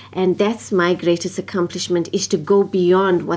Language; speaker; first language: English; native; English